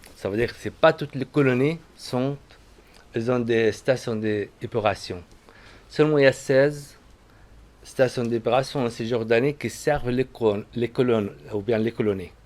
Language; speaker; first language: French; non-native, fluent; Arabic